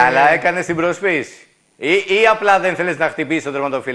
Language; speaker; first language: Greek; native; Greek